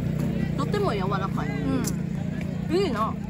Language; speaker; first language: Japanese; non-native, learner; Filipino